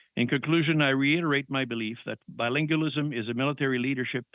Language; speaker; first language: English; non-native, fluent; French